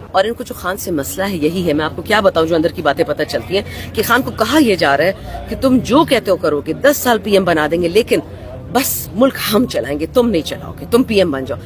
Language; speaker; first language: Urdu; non-native, local second language; Pashto